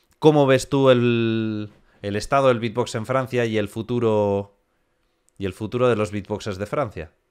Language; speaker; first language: Spanish; native; Spanish